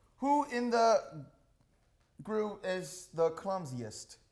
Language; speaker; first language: English; non-native, fluent; Korean